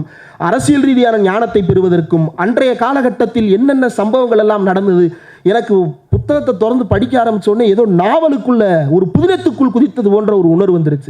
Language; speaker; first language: Tamil; native; Tamil